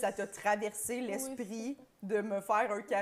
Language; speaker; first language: French; native; French